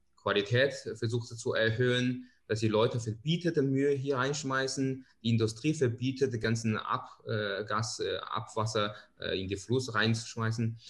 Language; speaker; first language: German; non-native, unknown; Chinese